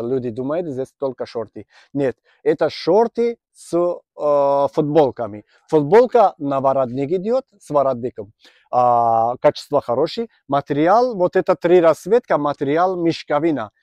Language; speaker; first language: Russian; non-native, learner; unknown